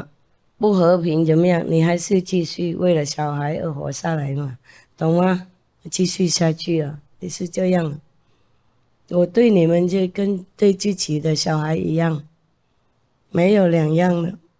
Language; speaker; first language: Chinese; non-native, fluent; Vietnamese